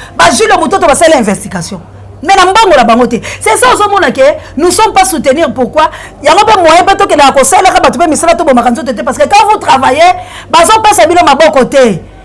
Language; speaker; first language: Lingala; non-native, local second language; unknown